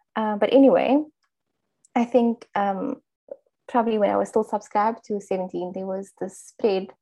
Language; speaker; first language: English; native; English